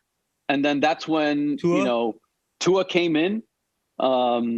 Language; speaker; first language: English; native; English